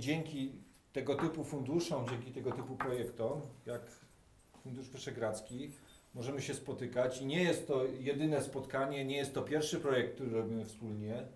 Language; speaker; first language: Polish; native; Polish